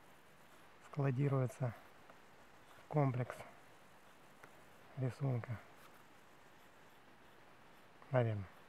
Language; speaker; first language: Russian; native; Russian